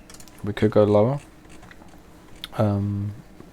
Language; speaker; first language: English; native; English